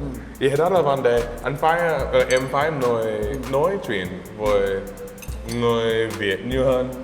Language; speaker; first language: Vietnamese; non-native, learner; English